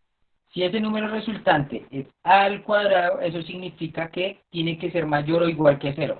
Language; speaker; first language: Spanish; native; Spanish